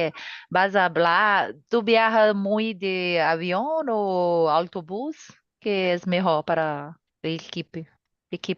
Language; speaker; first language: Spanish; non-native, learner; Portuguese